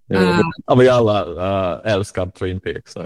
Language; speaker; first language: Swedish; non-native, learner; Finnish